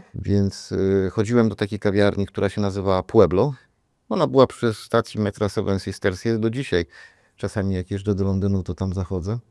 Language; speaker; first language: Polish; native; Polish